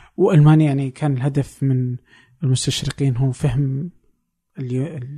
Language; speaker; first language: Arabic; native; Arabic